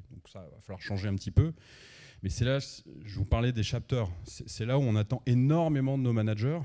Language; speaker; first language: French; native; French